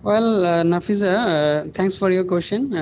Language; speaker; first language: English; non-native, learner; Bangla